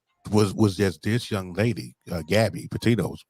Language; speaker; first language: English; native; English